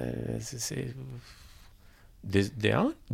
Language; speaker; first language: French; non-native, learner; Italian